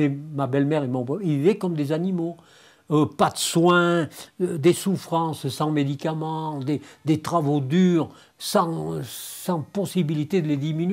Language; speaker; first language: French; native; French